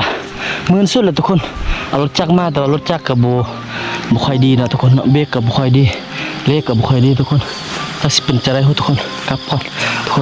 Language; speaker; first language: Thai; non-native, local second language; Lao